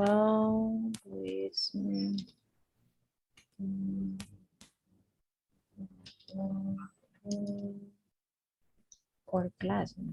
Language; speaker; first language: English; non-native, learner; Spanish